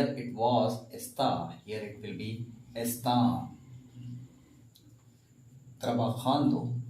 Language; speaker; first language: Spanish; non-native, fluent; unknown